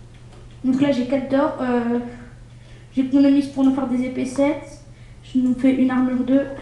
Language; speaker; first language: French; native; French